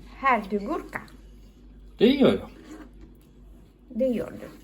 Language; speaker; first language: Swedish; non-native, learner; Ukrainian